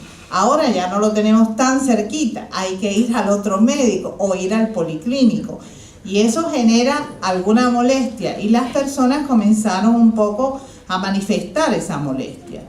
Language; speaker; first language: Spanish; native; Spanish